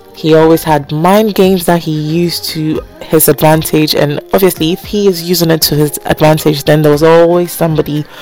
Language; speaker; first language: English; non-native, local second language; Akan